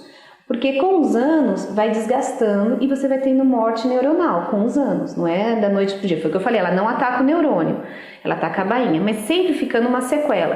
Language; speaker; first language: Portuguese; native; Portuguese